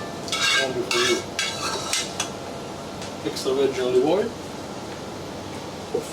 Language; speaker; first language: English; non-native, learner; Italian